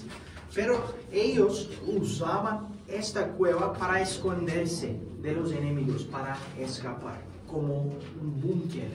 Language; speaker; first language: Spanish; non-native, fluent; Turkish